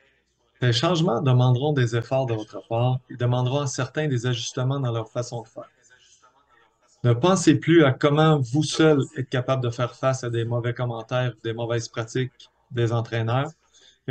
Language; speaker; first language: French; native; French